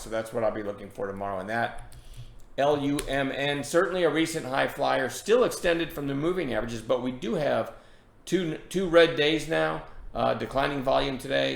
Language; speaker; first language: English; native; English